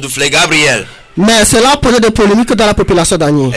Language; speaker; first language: French; early bilingual, other home language; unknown